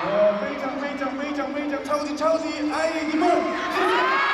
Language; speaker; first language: Chinese; non-native, learner; Korean